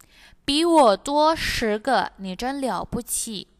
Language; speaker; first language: Chinese; non-native, fluent; Indonesian